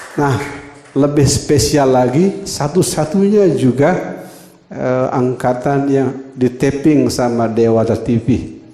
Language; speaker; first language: Indonesian; non-native, local second language; Balinese